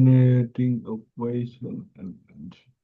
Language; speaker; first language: English; non-native, learner; Indonesian